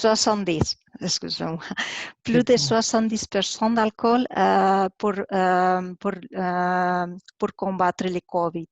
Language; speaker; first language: French; non-native, learner; Spanish